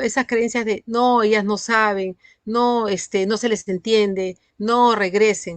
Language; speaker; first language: Spanish; native; Spanish